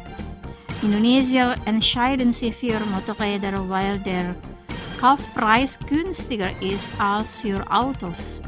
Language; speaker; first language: German; non-native, fluent; Indonesian